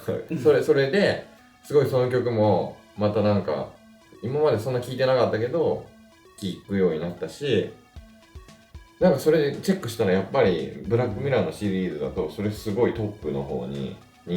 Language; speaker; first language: Japanese; native; Japanese